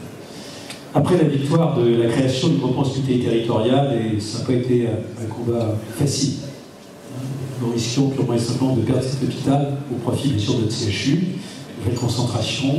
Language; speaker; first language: French; native; French